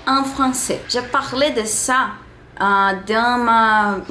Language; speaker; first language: French; non-native, learner; Portuguese